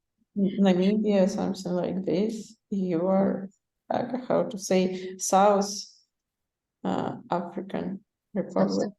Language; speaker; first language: English; non-native, learner; Russian